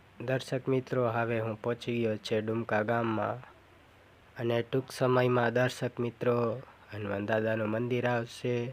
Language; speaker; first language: Gujarati; non-native, local second language; Bhili